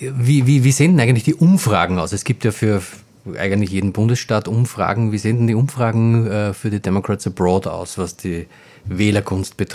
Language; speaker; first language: German; native; German